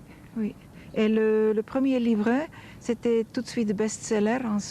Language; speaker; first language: French; non-native, fluent; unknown